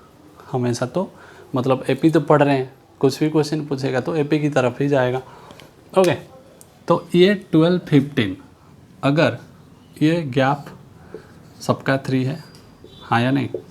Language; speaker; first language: Hindi; non-native, local second language; Odia